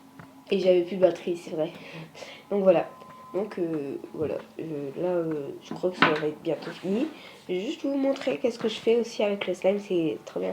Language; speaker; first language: French; native; French